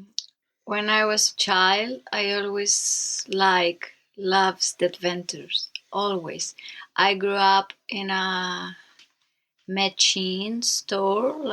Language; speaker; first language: English; non-native, learner; Spanish